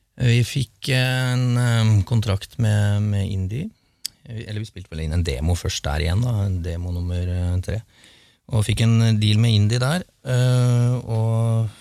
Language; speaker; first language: Norwegian; native; Norwegian